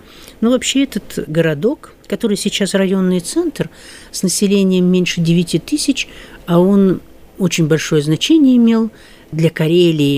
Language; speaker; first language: Russian; native; Russian